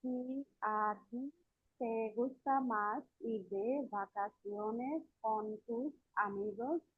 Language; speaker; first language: Spanish; non-native, learner; Bangla